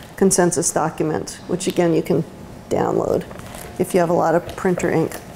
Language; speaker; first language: English; native; English